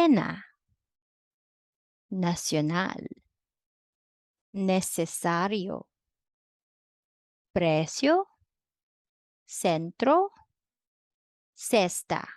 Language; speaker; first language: Spanish; non-native, fluent; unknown